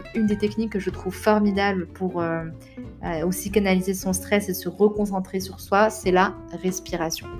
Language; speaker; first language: French; non-native, local second language; Arabic